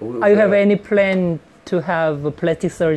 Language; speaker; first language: English; non-native, learner; Korean